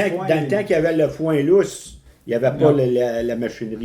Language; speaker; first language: French; native; French